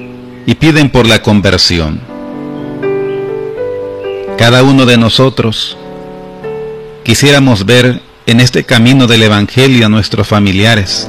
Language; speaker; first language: Spanish; native; Spanish